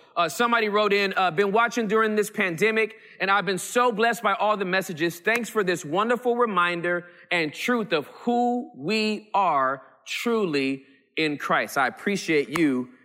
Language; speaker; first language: English; early bilingual, other home language; Yoruba